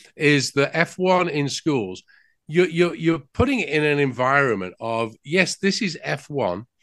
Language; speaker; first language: English; native; English